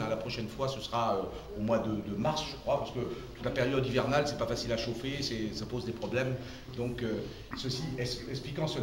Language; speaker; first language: French; native; French